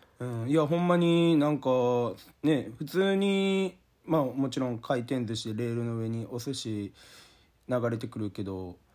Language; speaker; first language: Japanese; native; Japanese